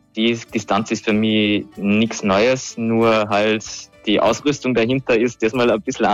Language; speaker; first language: German; native; German